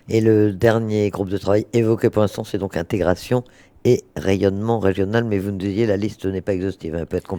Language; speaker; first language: French; native; French